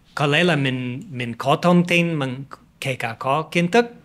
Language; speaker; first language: Vietnamese; non-native, fluent; English